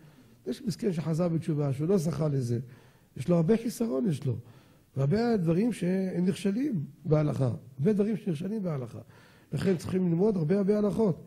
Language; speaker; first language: Hebrew; native; Hebrew